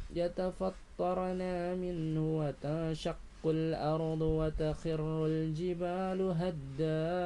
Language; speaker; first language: Arabic; non-native, fluent; Indonesian